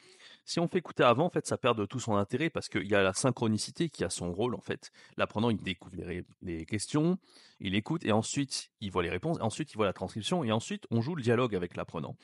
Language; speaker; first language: French; native; French